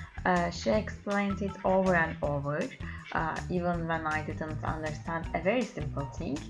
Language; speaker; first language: English; non-native, learner; Turkish